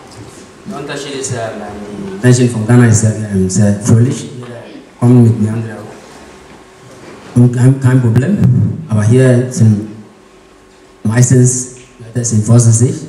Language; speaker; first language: German; non-native, learner; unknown